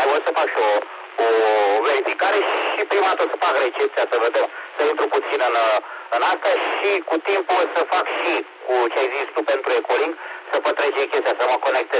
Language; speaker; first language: Romanian; native; Romanian